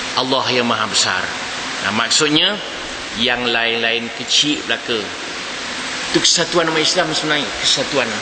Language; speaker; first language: Malay; native; Malay